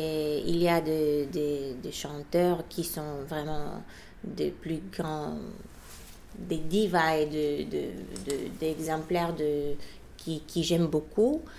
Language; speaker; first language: French; non-native, fluent; Bulgarian